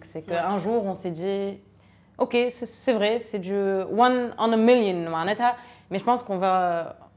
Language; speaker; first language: French; non-native, local second language; Arabic